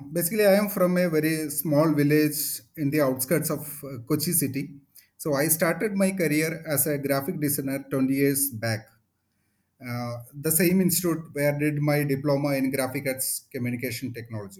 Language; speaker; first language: English; non-native, local second language; Malayalam